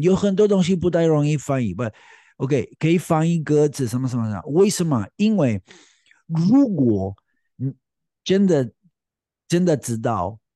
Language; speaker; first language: Chinese; non-native, learner; Spanish